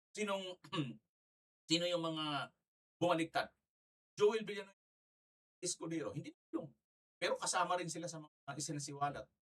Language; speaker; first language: Filipino; non-native, local second language; Waray